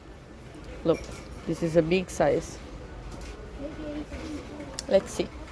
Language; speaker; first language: English; non-native, learner; Portuguese